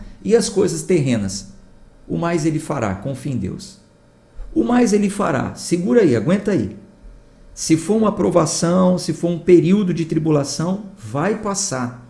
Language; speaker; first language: Portuguese; native; Portuguese